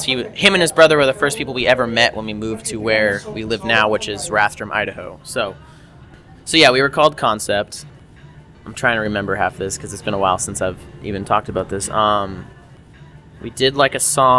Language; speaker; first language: English; native; English